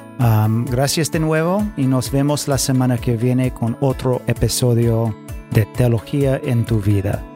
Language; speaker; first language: Spanish; non-native, fluent; English